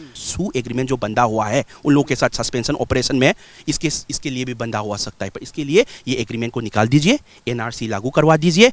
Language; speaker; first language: Hindi; non-native, local second language; Manipuri